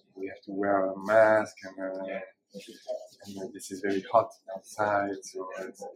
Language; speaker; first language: English; non-native, learner; French